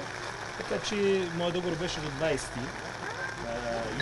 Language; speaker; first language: Bulgarian; native; Bulgarian